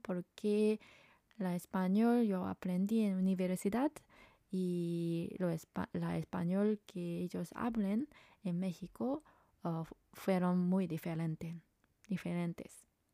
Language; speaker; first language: Spanish; non-native, learner; Japanese